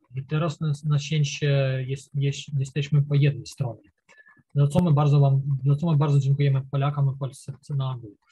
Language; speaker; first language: Polish; non-native, learner; Ukrainian